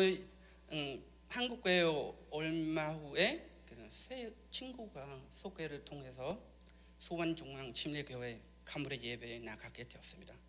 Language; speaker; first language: Korean; non-native, learner; Khmer